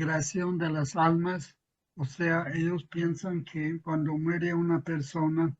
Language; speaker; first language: Spanish; non-native, fluent; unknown